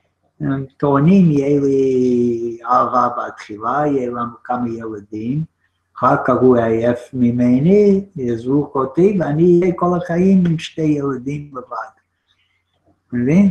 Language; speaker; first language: Hebrew; non-native, fluent; English